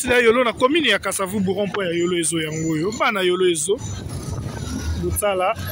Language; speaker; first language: Lingala; native; Lingala